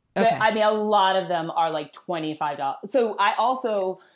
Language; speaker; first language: English; native; English